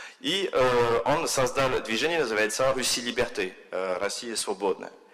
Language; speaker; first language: Russian; non-native, fluent; French